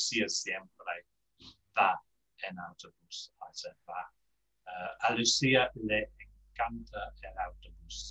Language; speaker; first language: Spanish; non-native, fluent; English